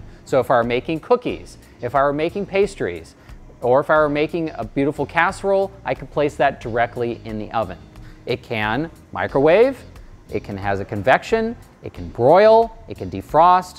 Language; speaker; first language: English; native; English